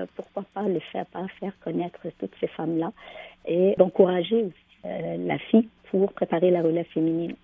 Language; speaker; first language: French; non-native, local second language; Arabic